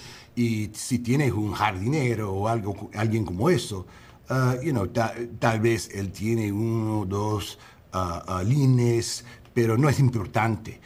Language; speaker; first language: Spanish; non-native, learner; English